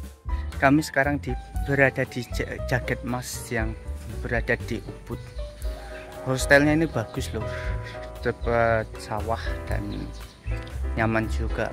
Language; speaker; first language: Indonesian; native; Indonesian